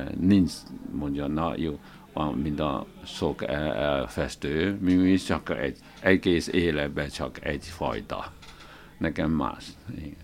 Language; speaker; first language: Hungarian; non-native, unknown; Chinese